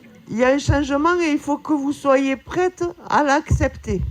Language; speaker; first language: French; native; French